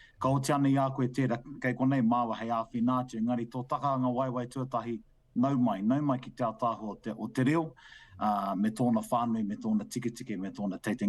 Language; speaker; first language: Māori; non-native, local second language; English